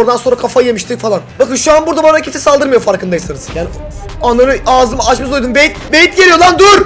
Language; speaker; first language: Turkish; native; Turkish